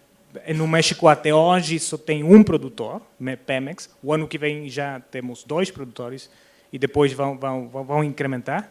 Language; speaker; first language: Portuguese; non-native, fluent; Spanish